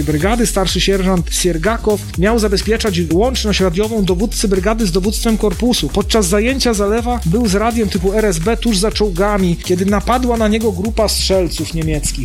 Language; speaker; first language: Polish; native; Polish